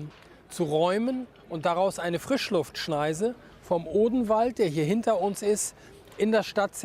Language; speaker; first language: German; native; German